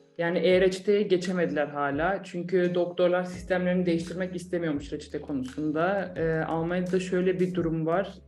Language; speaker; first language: Turkish; native; Turkish